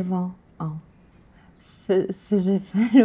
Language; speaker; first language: French; non-native, learner; Ukrainian